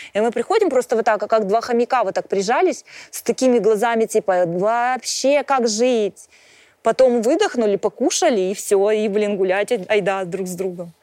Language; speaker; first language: Russian; native; Russian